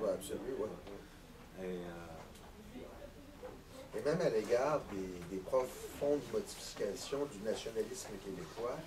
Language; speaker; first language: French; native; French